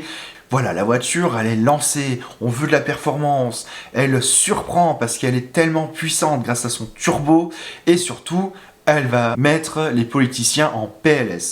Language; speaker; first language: French; native; French